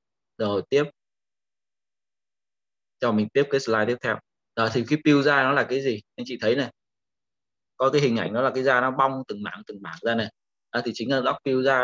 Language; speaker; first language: Vietnamese; native; Vietnamese